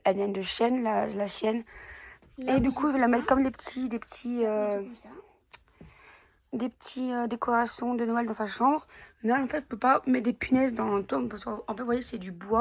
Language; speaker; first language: French; native; French